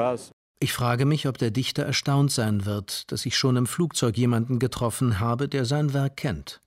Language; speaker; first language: German; native; German